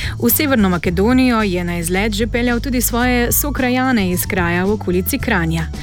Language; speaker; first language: Slovenian; native; Slovenian